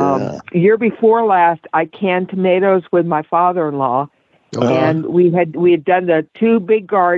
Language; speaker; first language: English; native; English